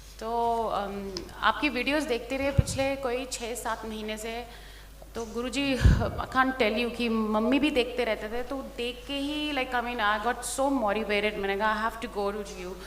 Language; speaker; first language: Hindi; native; Hindi